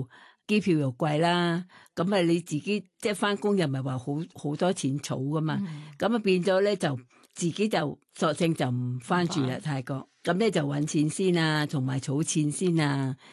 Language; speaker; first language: Cantonese; non-native, fluent; Thai